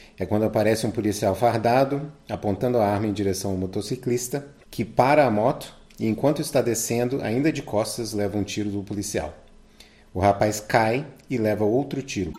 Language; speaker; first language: Portuguese; native; Portuguese